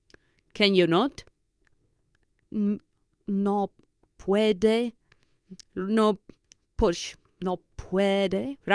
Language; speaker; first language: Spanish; non-native, fluent; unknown